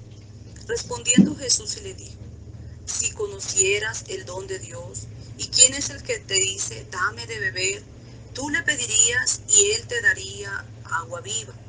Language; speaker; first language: Spanish; native; Spanish